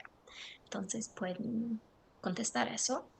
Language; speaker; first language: Spanish; non-native, learner; English